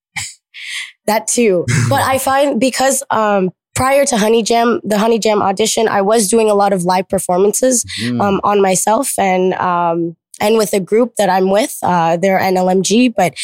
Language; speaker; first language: English; early bilingual, other home language; Filipino